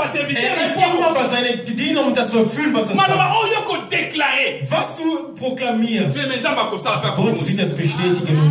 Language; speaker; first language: German; non-native, learner; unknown